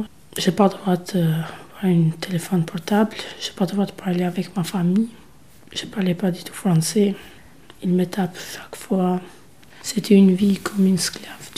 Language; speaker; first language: French; non-native, learner; Albanian